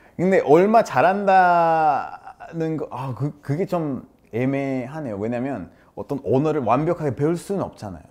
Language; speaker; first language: Korean; non-native, fluent; Spanish